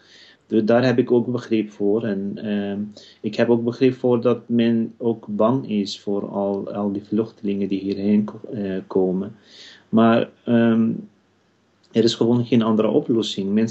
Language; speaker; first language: Dutch; non-native, fluent; Kurdish